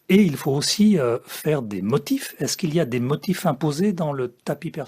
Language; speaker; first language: French; native; French